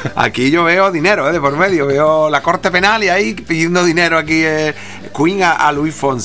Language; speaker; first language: Spanish; native; Spanish